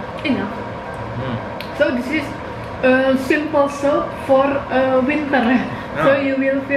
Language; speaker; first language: English; non-native, learner; Indonesian